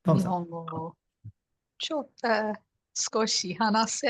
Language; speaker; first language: Japanese; non-native, learner; English